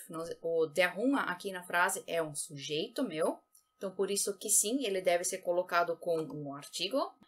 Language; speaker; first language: Portuguese; native; Portuguese